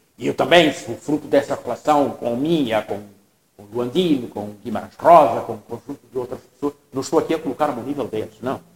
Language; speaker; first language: Portuguese; non-native, local second language; Tsonga